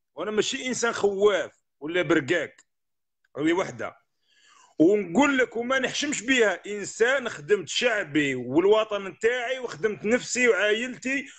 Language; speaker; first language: Arabic; native; Arabic